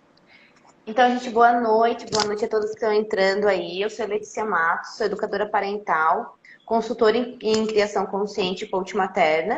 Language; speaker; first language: Portuguese; native; Portuguese